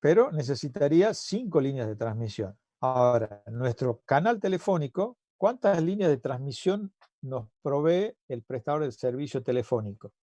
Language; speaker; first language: Spanish; native; Spanish